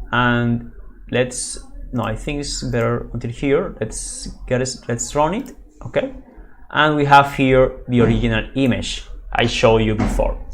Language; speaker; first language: English; non-native, fluent; Spanish